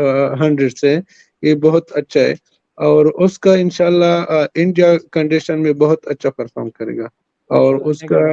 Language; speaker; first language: Hindi; non-native, fluent; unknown